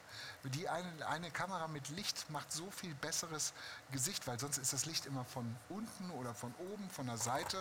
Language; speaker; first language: German; native; German